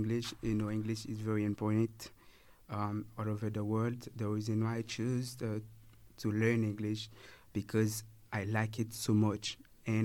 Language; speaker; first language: English; non-native, learner; Haitian Creole